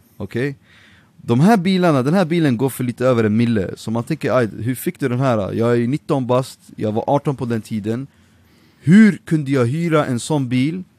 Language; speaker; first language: Swedish; early bilingual, other home language; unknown